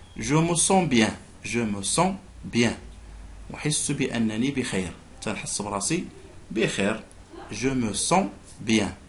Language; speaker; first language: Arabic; native; Arabic